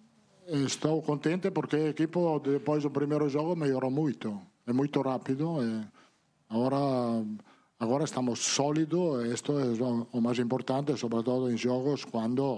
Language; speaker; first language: Portuguese; non-native, learner; Italian